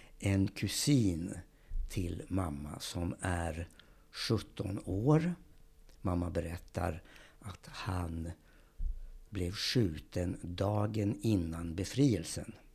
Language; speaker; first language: Swedish; early bilingual, other home language; Hungarian